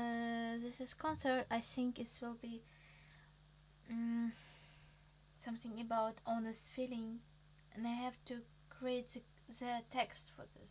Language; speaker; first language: English; non-native, learner; Crimean Tatar